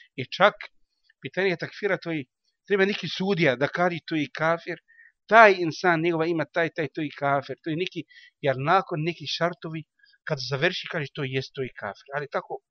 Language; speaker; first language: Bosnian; non-native, learner; Arabic